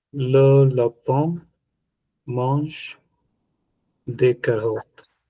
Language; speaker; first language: French; non-native, learner; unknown